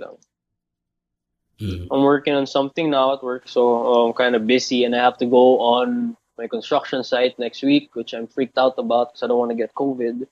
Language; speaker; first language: English; non-native, local second language; Bikol